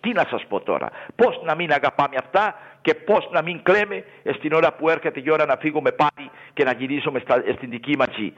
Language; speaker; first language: Greek; non-native, fluent; Spanish